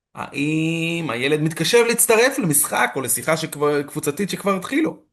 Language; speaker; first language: Hebrew; non-native, fluent; English